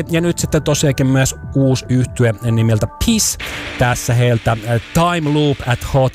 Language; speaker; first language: Finnish; native; Finnish